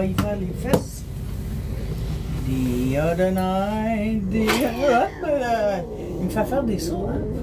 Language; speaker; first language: French; native; French